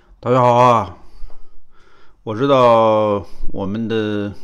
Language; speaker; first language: Chinese; native; Chinese